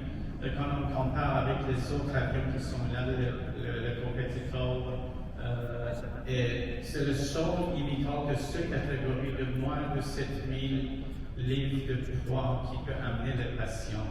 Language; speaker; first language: French; non-native, fluent; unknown